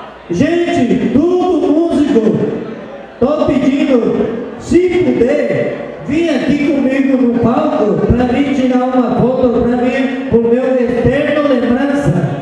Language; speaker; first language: Portuguese; non-native, local second language; Spanish